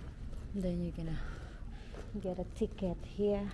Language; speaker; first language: English; non-native, learner; Filipino